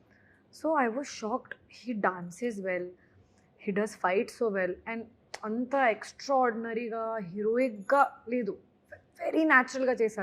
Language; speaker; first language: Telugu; non-native, fluent; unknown